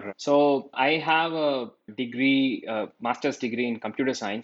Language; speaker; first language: English; non-native, local second language; Tamil